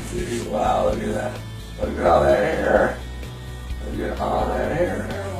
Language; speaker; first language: English; native; English